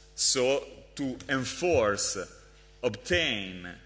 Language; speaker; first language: English; non-native, fluent; Italian